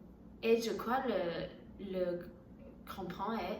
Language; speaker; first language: French; non-native, learner; Chinese